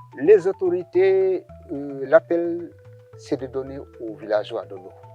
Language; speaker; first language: French; non-native, local second language; Serer